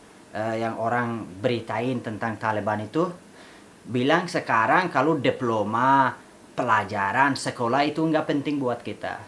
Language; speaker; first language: Indonesian; non-native, fluent; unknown